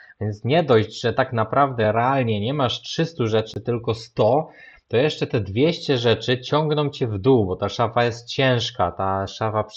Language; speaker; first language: Polish; native; Polish